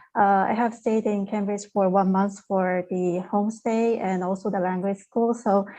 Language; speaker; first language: English; non-native, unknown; Japanese